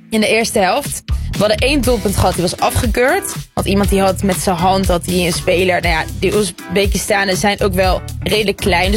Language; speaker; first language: Dutch; early bilingual, other home language; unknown